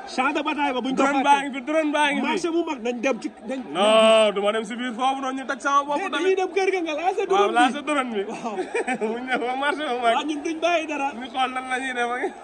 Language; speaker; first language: Wolof; native; Wolof